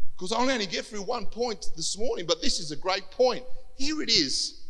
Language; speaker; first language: English; early bilingual, other home language; Greek